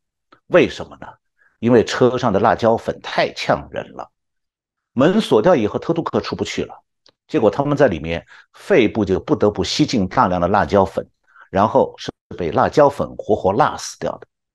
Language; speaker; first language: Chinese; native; Chinese